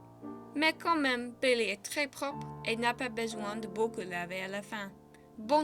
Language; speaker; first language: French; non-native, fluent; English